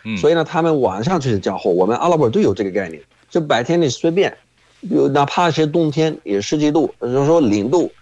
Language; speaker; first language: Chinese; non-native, fluent; Arabic